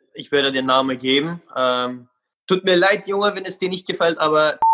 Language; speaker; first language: German; non-native, fluent; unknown